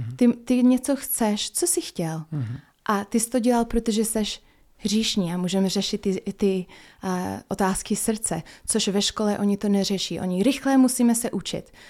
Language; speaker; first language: Czech; non-native, fluent; English